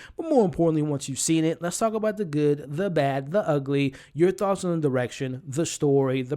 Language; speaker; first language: English; native; English